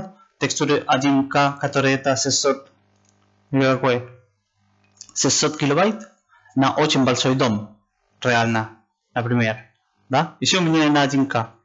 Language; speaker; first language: Russian; non-native, learner; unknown